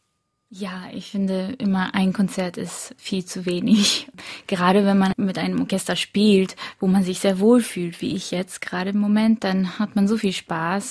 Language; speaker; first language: German; early bilingual, other home language; Korean